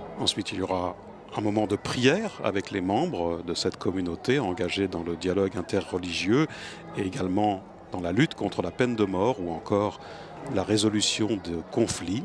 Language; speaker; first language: French; native; French